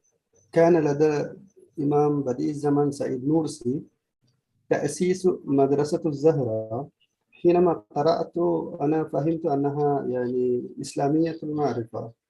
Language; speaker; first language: Arabic; non-native, fluent; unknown